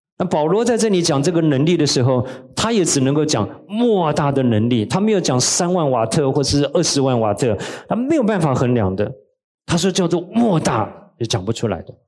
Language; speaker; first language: Chinese; native; Chinese